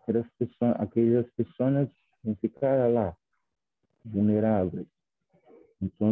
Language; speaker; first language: Spanish; non-native, fluent; Portuguese